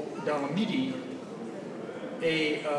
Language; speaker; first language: French; non-native, fluent; English